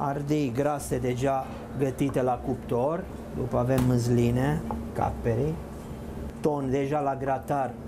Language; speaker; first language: Romanian; non-native, fluent; Italian